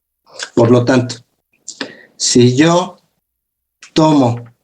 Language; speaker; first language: Spanish; native; Spanish